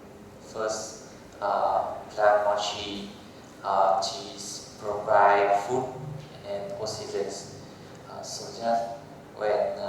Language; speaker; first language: English; non-native, learner; Vietnamese